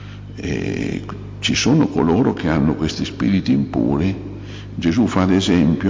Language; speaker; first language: Italian; native; Italian